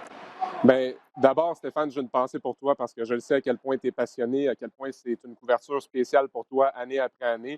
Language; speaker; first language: French; native; French